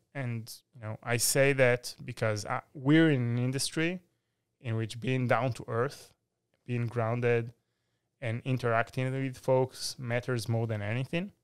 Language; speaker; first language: English; non-native, fluent; Hebrew